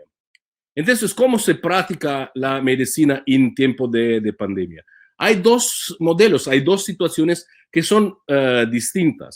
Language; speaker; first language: Spanish; non-native, fluent; Italian